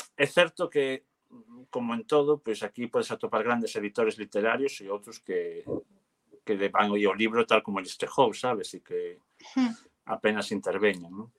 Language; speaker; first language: Galician; native; Galician